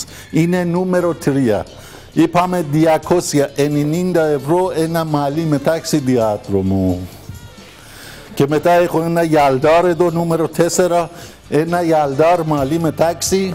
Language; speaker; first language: Greek; non-native, learner; Persian